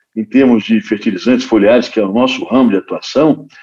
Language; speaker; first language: Portuguese; native; Portuguese